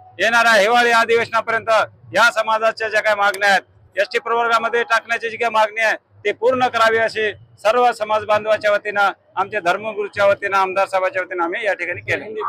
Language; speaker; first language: Marathi; non-native, local second language; Lambadi